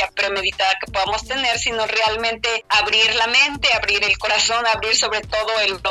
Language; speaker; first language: Spanish; native; Spanish